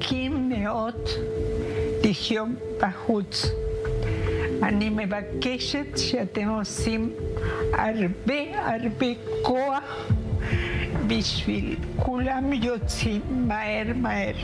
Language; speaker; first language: Hebrew; non-native, learner; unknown